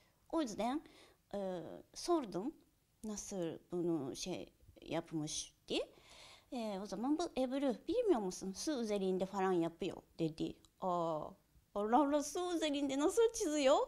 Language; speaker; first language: Turkish; non-native, learner; Japanese